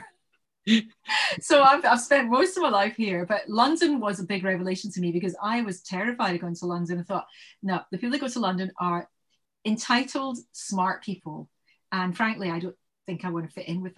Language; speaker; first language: English; native; English